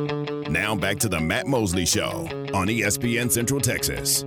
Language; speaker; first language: English; native; English